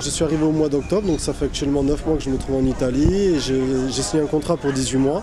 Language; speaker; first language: French; native; French